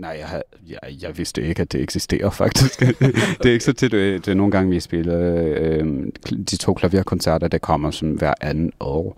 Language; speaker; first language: Danish; non-native, fluent; English